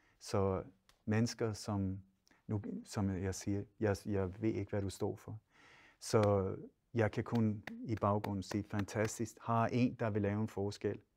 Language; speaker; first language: Danish; native; Danish